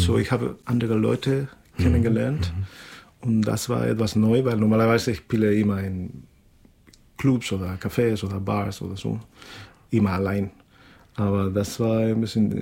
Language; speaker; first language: German; non-native, fluent; Spanish